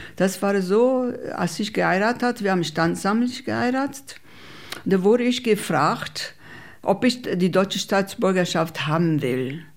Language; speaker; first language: German; non-native, fluent; Italian